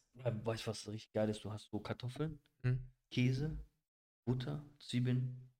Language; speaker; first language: German; early bilingual, other home language; Bosnian